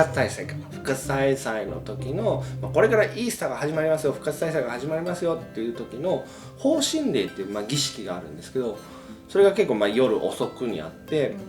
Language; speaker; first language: Japanese; native; Japanese